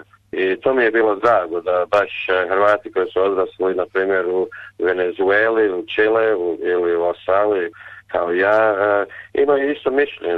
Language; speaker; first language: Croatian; early bilingual, heritage; Croatian